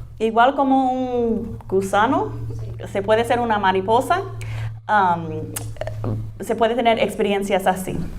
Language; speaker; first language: Spanish; non-native, fluent; English